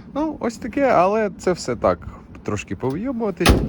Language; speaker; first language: Ukrainian; non-native, fluent; Russian